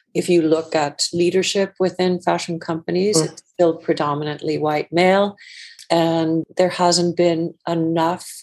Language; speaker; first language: English; non-native, fluent; Icelandic